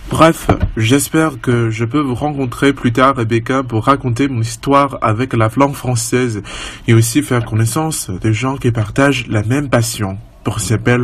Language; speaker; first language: French; non-native, fluent; Chinese